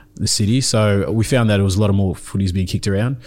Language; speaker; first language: English; early bilingual, other home language; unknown